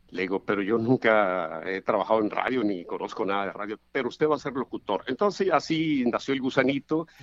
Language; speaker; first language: Spanish; native; Spanish